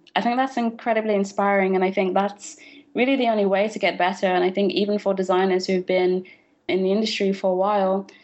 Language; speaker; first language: English; native; English